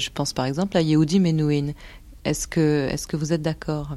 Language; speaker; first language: French; native; French